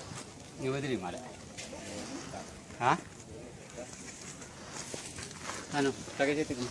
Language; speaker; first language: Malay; non-native, local second language; Javanese